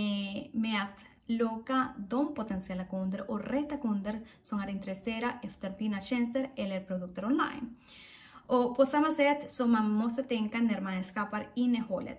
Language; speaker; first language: Swedish; non-native, fluent; Spanish